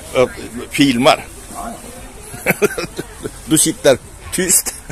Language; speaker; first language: Swedish; non-native, learner; Turkmen